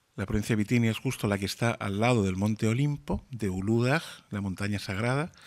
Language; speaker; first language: Spanish; native; Spanish